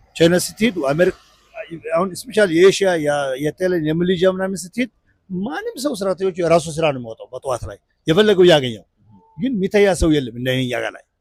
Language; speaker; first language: Amharic; non-native, local second language; Somali